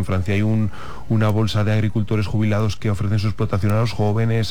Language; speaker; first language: Spanish; native; Spanish